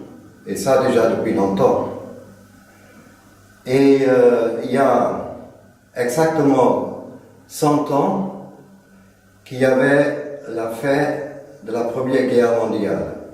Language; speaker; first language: French; non-native, fluent; German